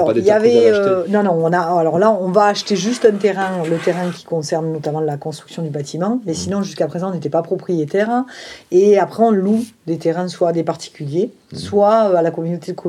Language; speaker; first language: French; native; French